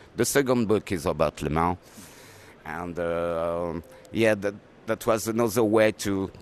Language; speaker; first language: English; non-native, learner; French